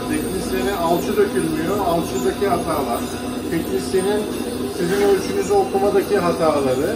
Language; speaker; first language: Turkish; native; Turkish